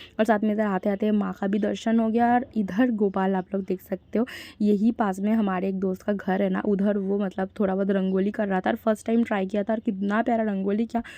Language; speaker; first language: Hindi; non-native, local second language; Bangla